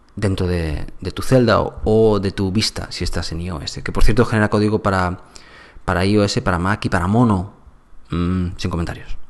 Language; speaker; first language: Spanish; native; Spanish